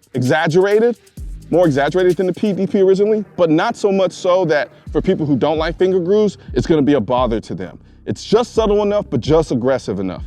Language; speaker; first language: English; native; English